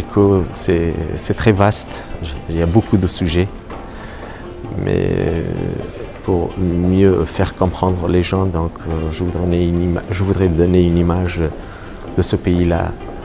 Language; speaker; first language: French; non-native, fluent; Persian